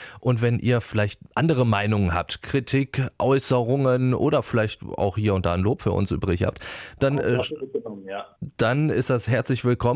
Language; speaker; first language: German; native; German